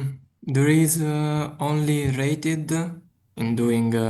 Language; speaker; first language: English; non-native, fluent; Italian